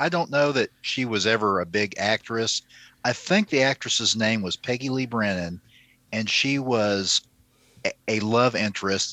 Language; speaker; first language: English; native; English